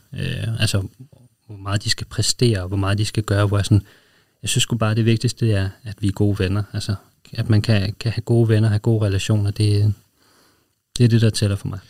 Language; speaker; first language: Danish; native; Danish